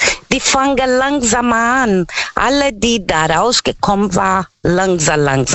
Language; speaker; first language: German; non-native, fluent; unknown